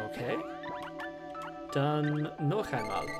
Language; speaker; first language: German; non-native, learner; English